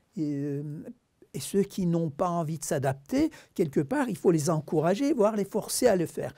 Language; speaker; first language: French; non-native, fluent; Turkish